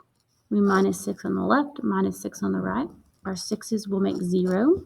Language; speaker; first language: English; native; English